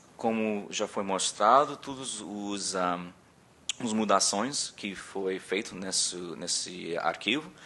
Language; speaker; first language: Portuguese; early bilingual, other home language; English